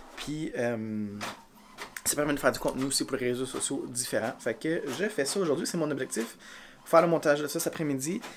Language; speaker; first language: French; native; French